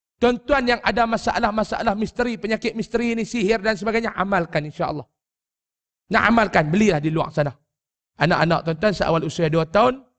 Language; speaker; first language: Malay; native; Malay